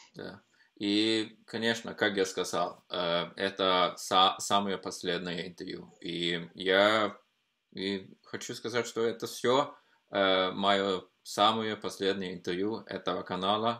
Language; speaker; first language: Russian; non-native, fluent; Norwegian